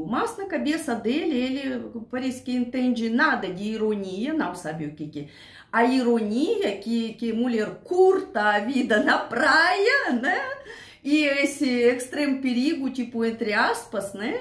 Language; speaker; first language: Portuguese; non-native, learner; Russian